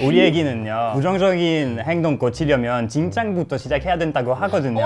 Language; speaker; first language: Korean; non-native, fluent; French